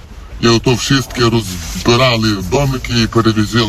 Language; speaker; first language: Polish; non-native, learner; Ukrainian